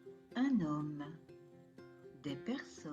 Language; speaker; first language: French; non-native, learner; Spanish